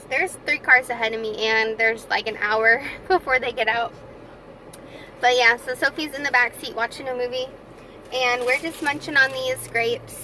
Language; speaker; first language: English; native; English